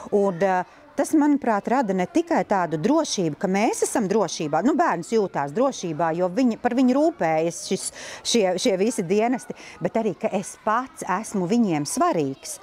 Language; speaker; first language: Latvian; native; Latvian